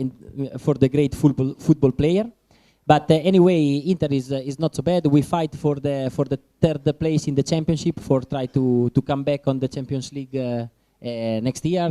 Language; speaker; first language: English; non-native, learner; Italian